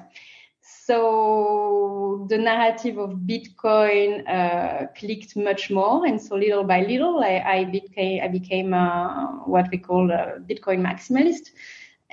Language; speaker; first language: English; non-native, fluent; French